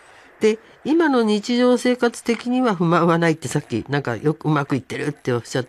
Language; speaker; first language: Japanese; native; Japanese